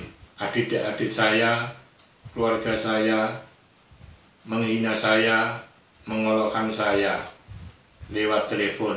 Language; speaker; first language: Indonesian; non-native, local second language; Javanese